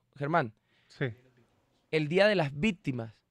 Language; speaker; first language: Spanish; native; Spanish